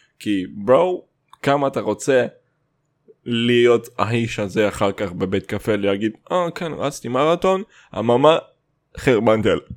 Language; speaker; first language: Hebrew; non-native, fluent; Russian